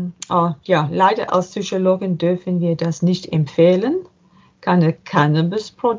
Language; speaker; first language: German; non-native, learner; English